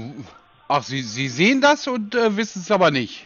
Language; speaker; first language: German; native; German